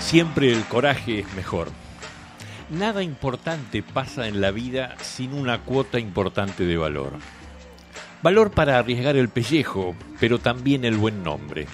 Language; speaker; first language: Spanish; native; Spanish